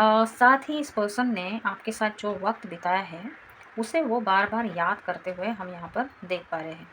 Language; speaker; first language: Hindi; native; Hindi